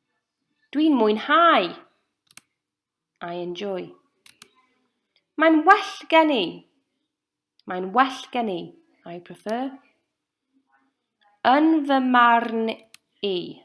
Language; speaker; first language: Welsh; non-native, local second language; English